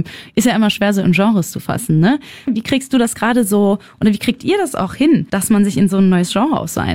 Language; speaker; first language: German; native; German